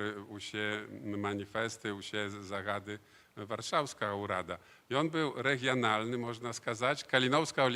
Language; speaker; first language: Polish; non-native, learner; Belarusian